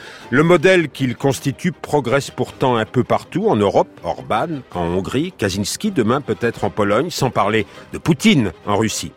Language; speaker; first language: French; native; French